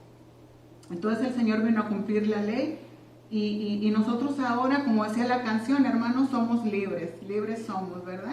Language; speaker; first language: Spanish; native; Spanish